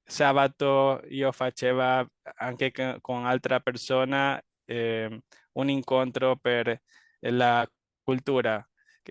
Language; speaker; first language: Italian; non-native, learner; Spanish